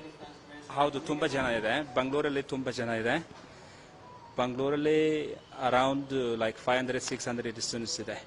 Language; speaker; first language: Kannada; non-native, learner; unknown